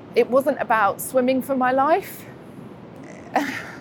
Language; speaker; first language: English; native; English